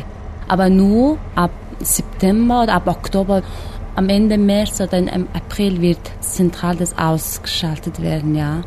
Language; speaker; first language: German; non-native, learner; Mongolian